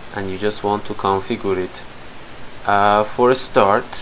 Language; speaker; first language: English; non-native, fluent; Persian